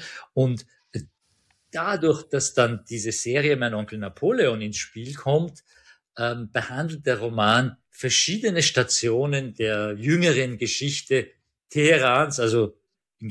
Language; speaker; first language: German; early bilingual, other home language; Persian